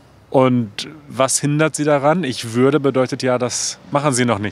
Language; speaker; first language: German; native; German